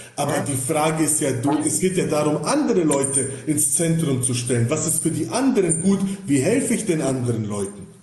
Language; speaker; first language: German; early bilingual, other home language; Bosnian